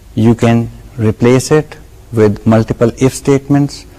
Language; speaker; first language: English; non-native, local second language; Urdu